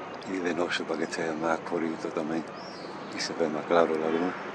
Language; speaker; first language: Spanish; early bilingual, heritage; Spanish